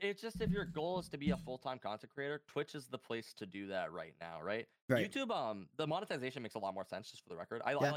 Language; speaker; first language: English; native; English